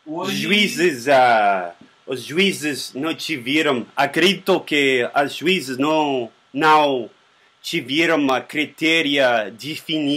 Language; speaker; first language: Portuguese; non-native, learner; Spanish